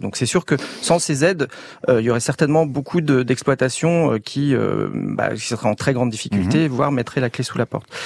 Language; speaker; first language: French; native; French